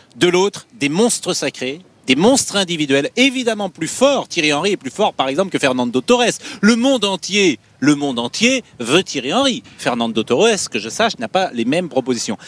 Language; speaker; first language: French; native; French